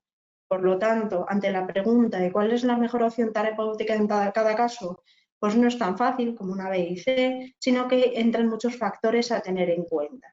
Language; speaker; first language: Spanish; native; Spanish